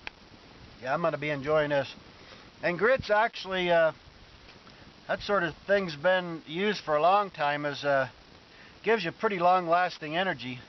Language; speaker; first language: English; native; English